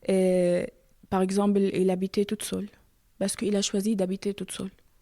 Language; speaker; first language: French; non-native, learner; Arabic